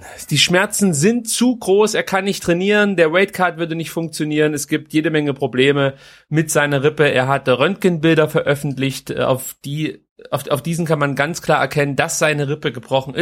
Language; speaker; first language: German; native; German